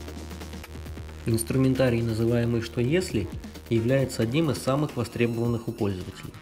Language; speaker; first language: Russian; native; Russian